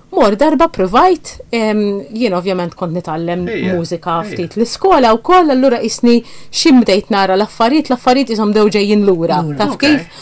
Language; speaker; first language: Maltese; native; Maltese